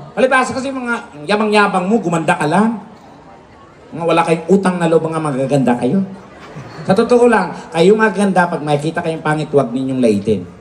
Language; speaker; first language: Filipino; non-native, local second language; Hiligaynon